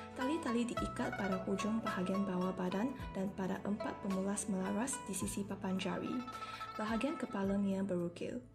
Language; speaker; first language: Malay; non-native, local second language; Chinese